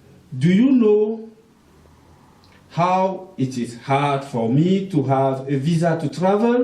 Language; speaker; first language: English; non-native, local second language; French